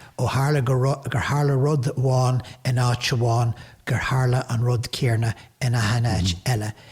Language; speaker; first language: Irish; native; Irish